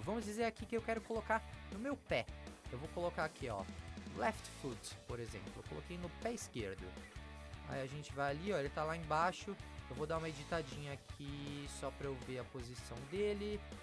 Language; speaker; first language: Portuguese; native; Portuguese